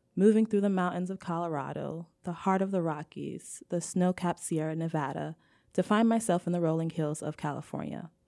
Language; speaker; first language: English; native; English